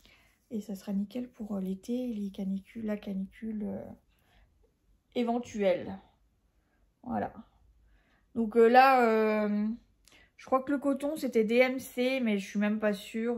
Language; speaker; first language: French; native; French